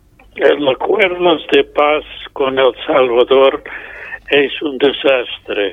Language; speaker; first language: Spanish; non-native, fluent; English